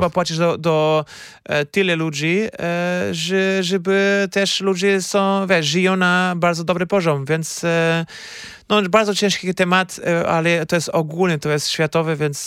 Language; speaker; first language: Polish; non-native, fluent; Portuguese